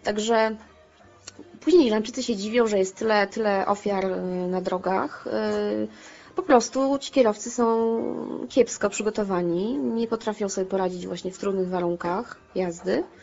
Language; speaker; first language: Polish; native; Polish